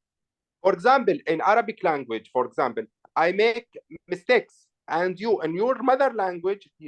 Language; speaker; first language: English; non-native, learner; Arabic